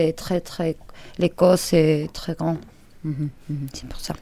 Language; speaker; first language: French; non-native, learner; Spanish